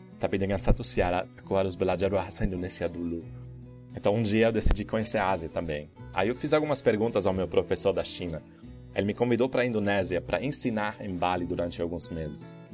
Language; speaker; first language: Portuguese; non-native, fluent; German